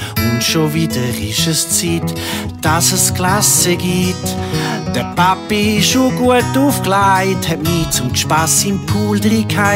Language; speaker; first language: German; native; German